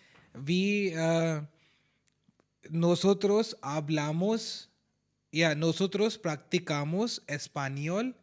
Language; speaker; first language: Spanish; non-native, learner; Hindi